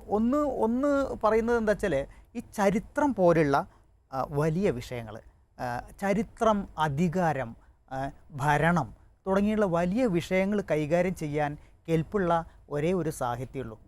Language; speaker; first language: Malayalam; non-native, local second language; Tamil